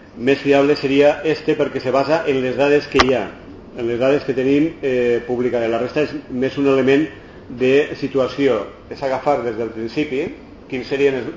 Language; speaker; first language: Catalan; non-native, local second language; Spanish